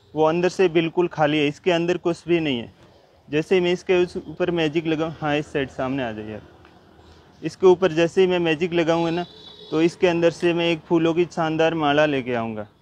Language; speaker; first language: Hindi; native; Hindi